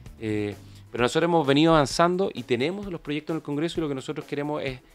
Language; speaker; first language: Spanish; native; Spanish